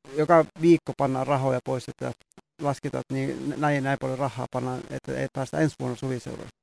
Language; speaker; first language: Finnish; early bilingual, heritage; Finnish